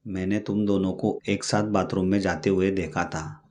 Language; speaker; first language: Hindi; non-native, local second language; Marathi